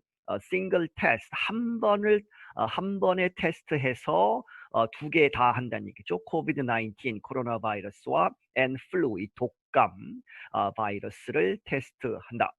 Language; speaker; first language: Korean; native; Korean